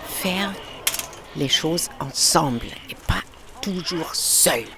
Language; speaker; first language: French; non-native, fluent; German